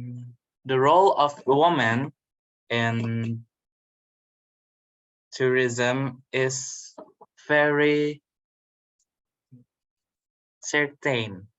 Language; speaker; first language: English; non-native, learner; Indonesian